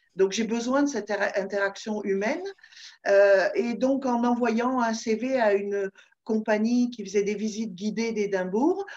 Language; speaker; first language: French; native; French